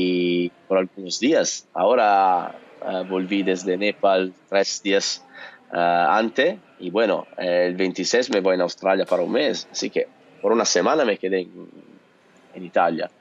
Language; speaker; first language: Spanish; non-native, fluent; Italian